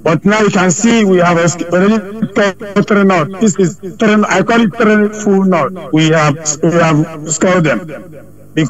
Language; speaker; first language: English; non-native, local second language; Igbo